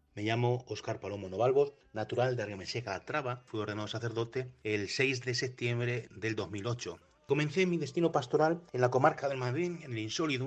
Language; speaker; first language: Spanish; native; Spanish